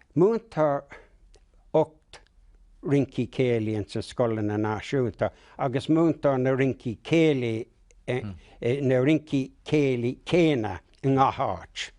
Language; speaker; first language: Irish; non-native, local second language; English